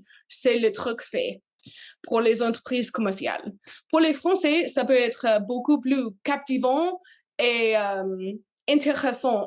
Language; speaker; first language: French; non-native, learner; English